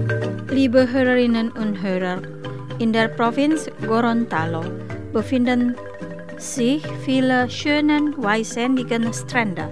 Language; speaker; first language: German; non-native, fluent; Indonesian